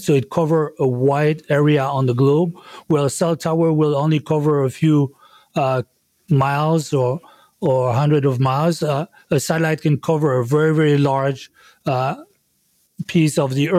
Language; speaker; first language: English; non-native, fluent; French